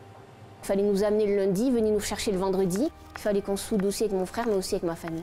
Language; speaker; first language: French; native; French